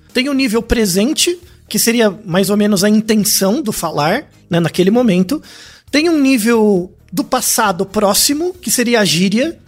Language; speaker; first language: Portuguese; native; Portuguese